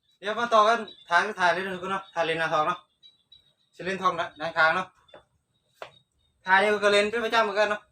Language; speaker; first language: Thai; non-native, local second language; Northeastern Thai